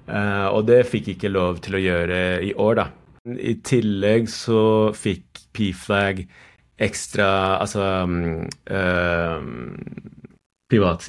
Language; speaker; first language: Norwegian; non-native, fluent; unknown